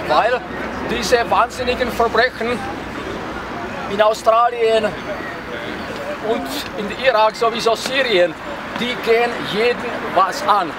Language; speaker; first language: German; non-native, fluent; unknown